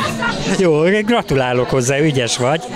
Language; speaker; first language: Hungarian; native; Hungarian